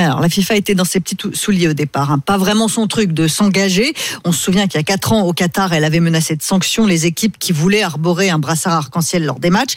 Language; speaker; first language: French; native; French